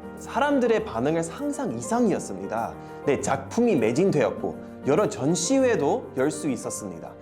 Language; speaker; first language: Korean; early bilingual, heritage; Korean